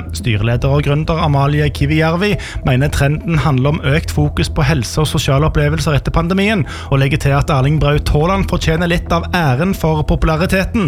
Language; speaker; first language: Norwegian; native; Norwegian